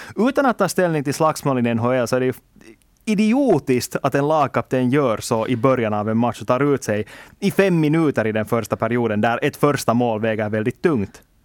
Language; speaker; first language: Swedish; native; Swedish